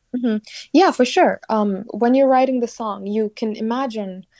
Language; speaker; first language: English; non-native, fluent; Kurdish